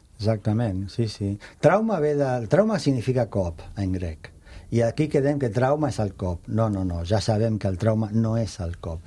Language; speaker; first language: Catalan; non-native, fluent; Spanish